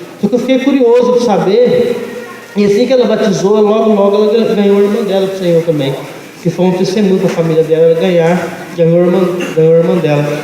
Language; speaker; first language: Portuguese; native; Portuguese